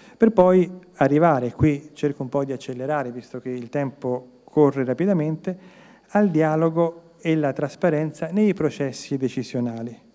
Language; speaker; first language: Italian; native; Italian